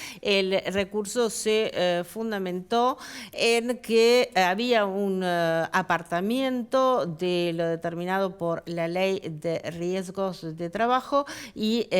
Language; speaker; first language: Spanish; native; Spanish